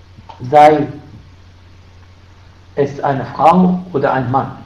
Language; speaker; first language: German; non-native, fluent; Arabic